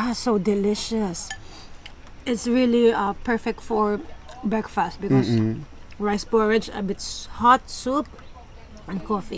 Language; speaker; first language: English; non-native, fluent; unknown